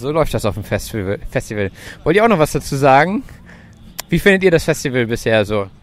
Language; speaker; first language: German; native; German